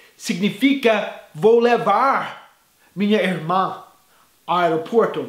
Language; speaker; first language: Portuguese; non-native, fluent; English